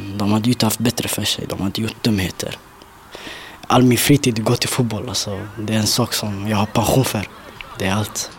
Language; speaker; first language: Swedish; early bilingual, other home language; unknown